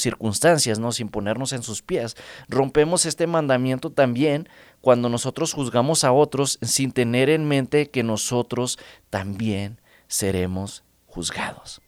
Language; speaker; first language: Spanish; native; Spanish